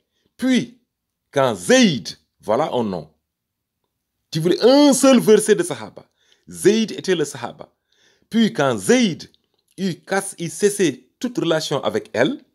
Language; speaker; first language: French; native; French